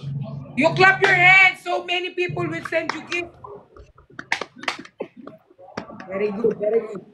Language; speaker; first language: English; non-native, learner; Filipino